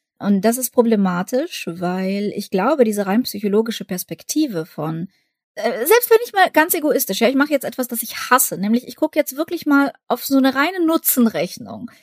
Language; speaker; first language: German; early bilingual, other home language; Russian